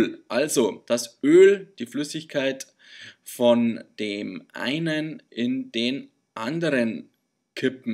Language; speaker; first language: German; native; German